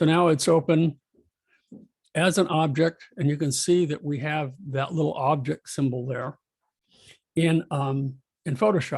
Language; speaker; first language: English; native; English